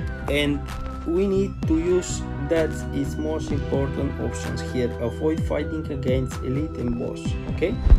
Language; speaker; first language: English; non-native, learner; Spanish